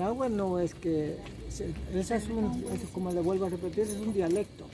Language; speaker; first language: Spanish; native; Spanish